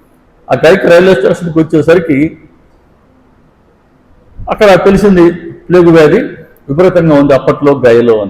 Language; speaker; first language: Telugu; native; Telugu